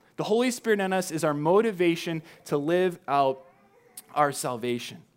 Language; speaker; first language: English; native; English